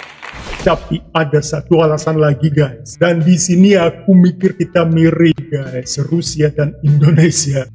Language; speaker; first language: Indonesian; non-native, fluent; Russian